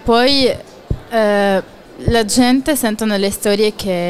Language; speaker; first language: Italian; non-native, fluent; Arabic